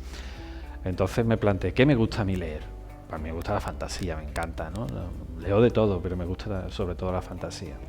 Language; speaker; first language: Spanish; native; Spanish